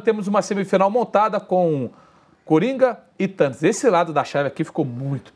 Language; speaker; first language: Portuguese; native; Portuguese